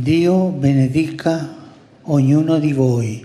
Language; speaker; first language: Italian; early bilingual, heritage; Spanish